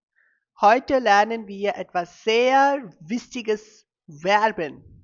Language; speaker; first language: German; non-native, fluent; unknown